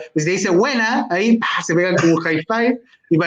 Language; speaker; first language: Spanish; native; Spanish